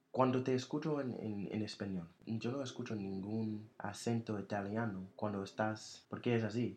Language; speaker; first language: Spanish; non-native, fluent; English